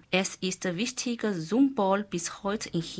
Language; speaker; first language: German; non-native, learner; Chinese